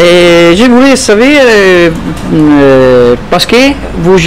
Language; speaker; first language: French; non-native, learner; Italian